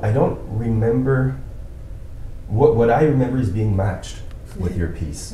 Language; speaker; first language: English; non-native, local second language; French